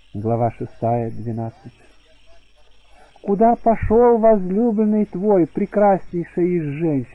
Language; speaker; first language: Russian; native; Russian